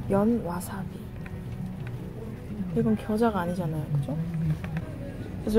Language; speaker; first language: German; non-native, fluent; Korean